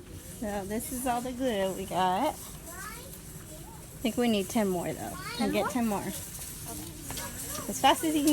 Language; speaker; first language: English; native; English